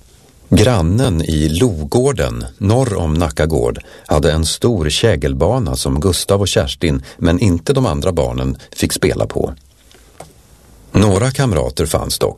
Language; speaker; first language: Swedish; native; Swedish